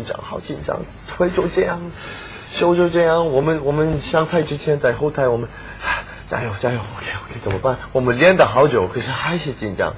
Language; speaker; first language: Chinese; non-native, learner; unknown